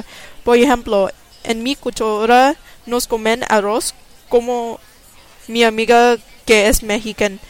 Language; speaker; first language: Spanish; non-native, learner; English